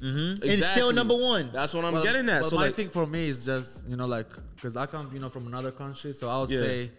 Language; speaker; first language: English; non-native, fluent; Albanian